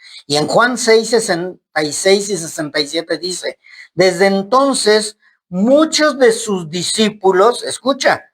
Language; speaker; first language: Spanish; native; Spanish